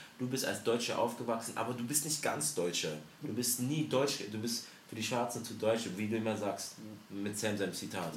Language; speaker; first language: German; early bilingual, other home language; French